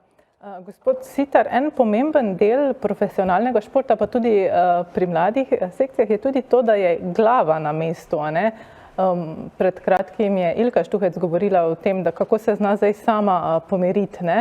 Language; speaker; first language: Slovenian; native; Slovenian